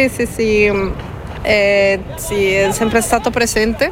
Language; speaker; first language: Italian; non-native, fluent; Spanish